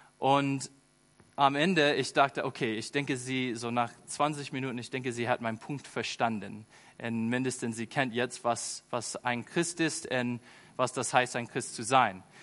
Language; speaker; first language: German; non-native, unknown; English